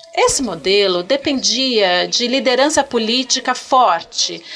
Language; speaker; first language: Portuguese; non-native, fluent; French